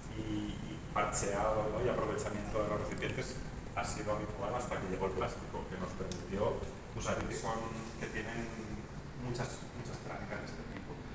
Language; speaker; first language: Spanish; native; Spanish